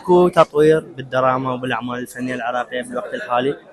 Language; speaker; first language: Arabic; native; Arabic